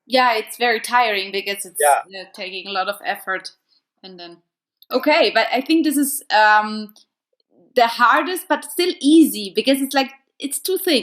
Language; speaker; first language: English; non-native, fluent; German